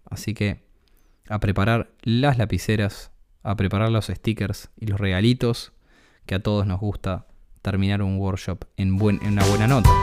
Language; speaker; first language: Spanish; native; Spanish